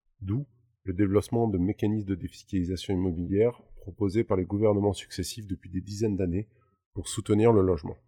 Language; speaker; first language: French; native; French